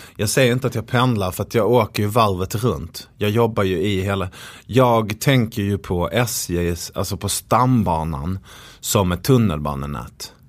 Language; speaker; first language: Swedish; native; Swedish